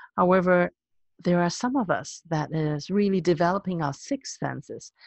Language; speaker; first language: English; non-native, local second language; Cantonese